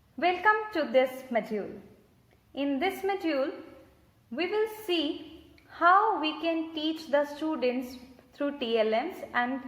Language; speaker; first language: English; non-native, local second language; Punjabi